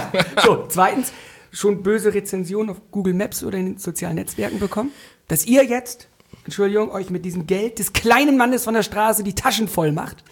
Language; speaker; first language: German; native; German